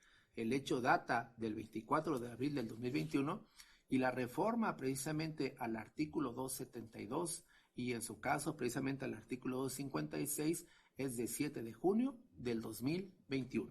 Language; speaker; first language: Spanish; native; Spanish